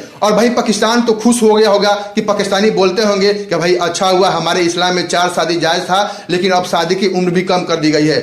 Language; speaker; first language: Hindi; native; Hindi